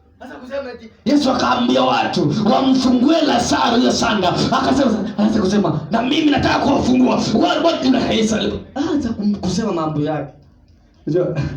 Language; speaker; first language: Swahili; non-native, local second language; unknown